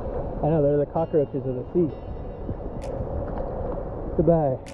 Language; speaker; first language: English; native; English